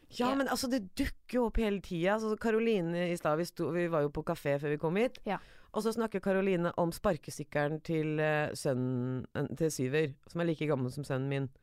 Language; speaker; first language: Norwegian; early bilingual, other home language; Persian